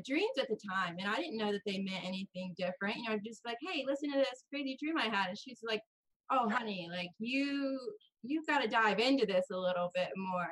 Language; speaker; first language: English; native; English